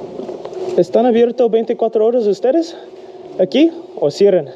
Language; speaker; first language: Spanish; non-native, learner; English